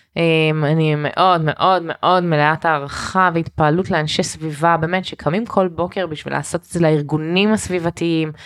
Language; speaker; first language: Hebrew; early bilingual, heritage; Hebrew